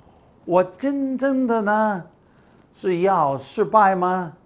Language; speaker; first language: Chinese; non-native, fluent; English